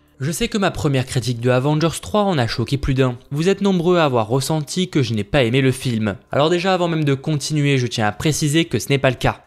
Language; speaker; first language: French; native; French